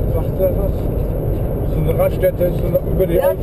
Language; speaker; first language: German; native; German